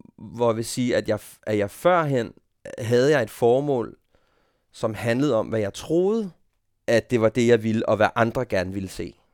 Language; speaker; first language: Danish; native; Danish